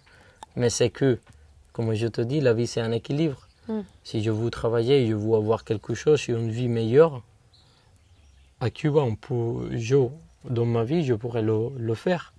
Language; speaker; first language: French; non-native, fluent; Spanish